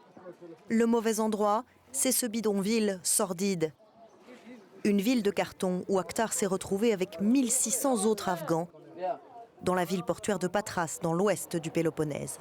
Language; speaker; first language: French; native; French